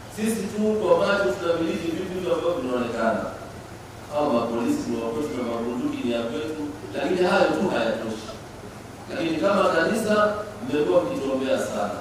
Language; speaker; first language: Swahili; native; Swahili